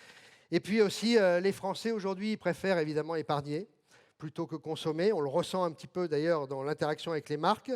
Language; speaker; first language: French; native; French